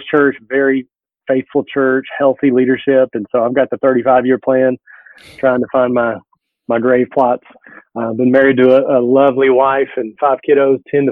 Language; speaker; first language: English; native; English